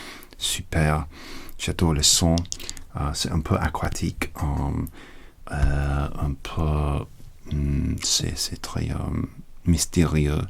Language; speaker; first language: French; non-native, learner; English